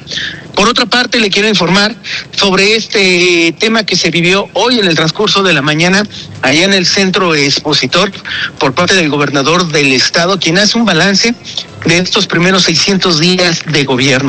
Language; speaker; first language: Spanish; native; Spanish